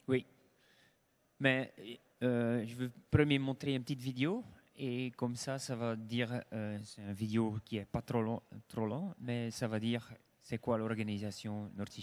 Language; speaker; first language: French; non-native, local second language; Dutch